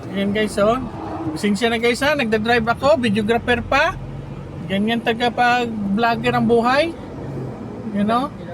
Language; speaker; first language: Filipino; non-native, local second language; Hiligaynon